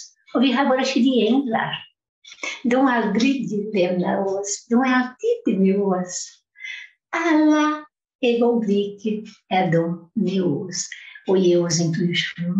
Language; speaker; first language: Swedish; non-native, fluent; Portuguese